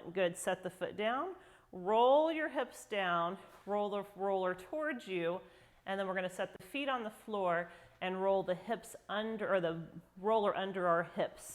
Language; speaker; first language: English; native; English